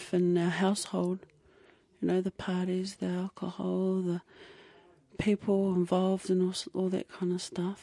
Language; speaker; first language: English; native; English